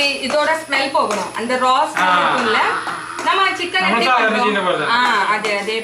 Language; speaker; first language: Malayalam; non-native, learner; Tamil